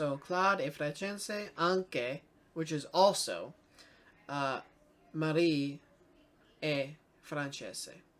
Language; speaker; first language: Italian; non-native, learner; English